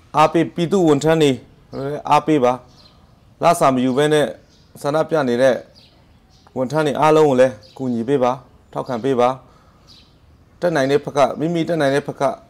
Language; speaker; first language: Burmese; non-native, local second language; Hakha Chin